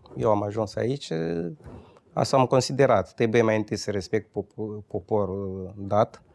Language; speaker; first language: Romanian; non-native, fluent; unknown